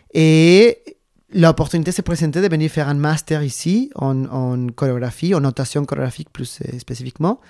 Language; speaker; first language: French; non-native, fluent; Spanish